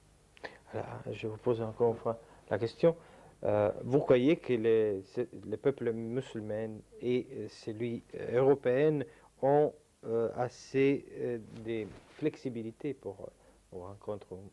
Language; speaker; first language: French; non-native, fluent; Italian